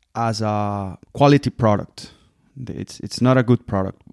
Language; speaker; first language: English; non-native, fluent; Spanish